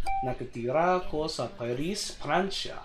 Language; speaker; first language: Filipino; non-native, learner; English